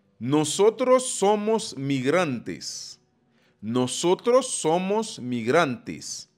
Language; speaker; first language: Spanish; non-native, fluent; Haitian Creole